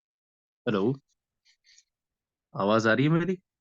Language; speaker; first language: Hindi; native; Hindi